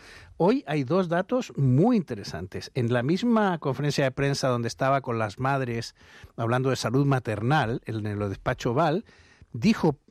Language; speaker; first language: Spanish; native; Spanish